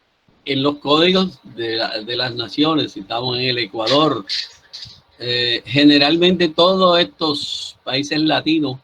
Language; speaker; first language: Spanish; native; Spanish